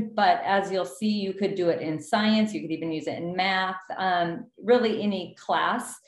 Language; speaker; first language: English; native; English